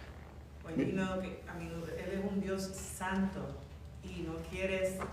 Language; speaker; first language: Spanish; early bilingual, heritage; English